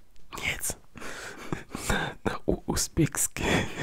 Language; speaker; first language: Russian; non-native, learner; French